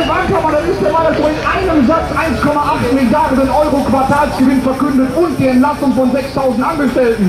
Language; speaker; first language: German; native; German